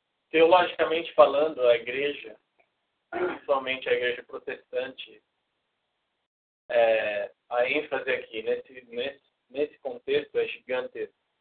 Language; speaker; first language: Portuguese; native; Portuguese